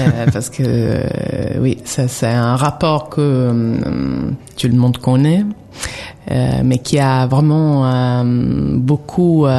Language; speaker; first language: French; non-native, fluent; Italian